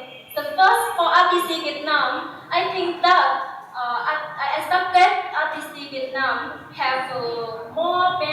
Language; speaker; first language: English; non-native, learner; Vietnamese